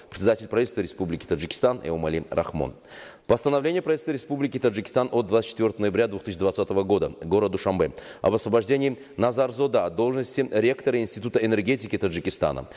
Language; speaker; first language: Russian; non-native, local second language; Tajik